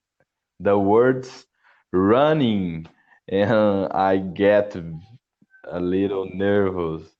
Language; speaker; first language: English; non-native, learner; Portuguese